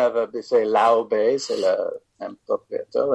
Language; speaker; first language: French; non-native, fluent; English